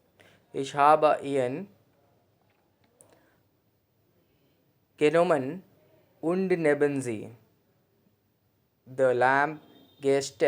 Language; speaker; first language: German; non-native, learner; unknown